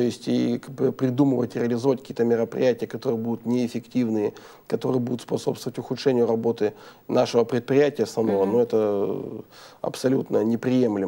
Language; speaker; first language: Russian; native; Russian